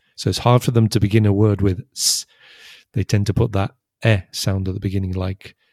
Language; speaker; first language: English; native; English